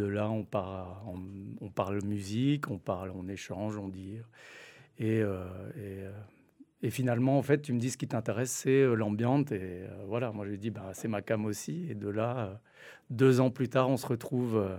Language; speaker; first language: French; native; French